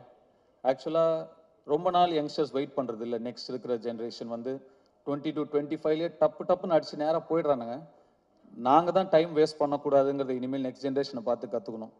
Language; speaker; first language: Tamil; native; Tamil